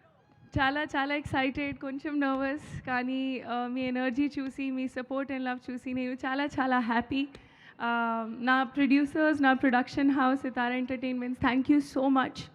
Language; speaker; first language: Telugu; non-native, learner; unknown